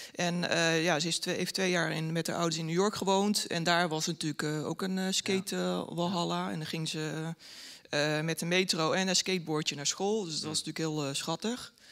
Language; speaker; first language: Dutch; native; Dutch